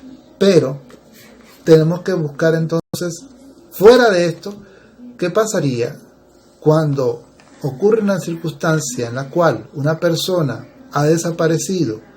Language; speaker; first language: Spanish; native; Spanish